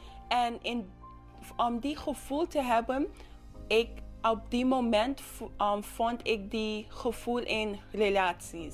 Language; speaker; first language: Dutch; non-native, local second language; English